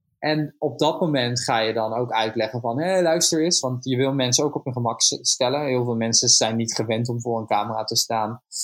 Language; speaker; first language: Dutch; native; Dutch